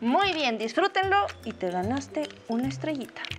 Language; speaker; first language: Spanish; native; Spanish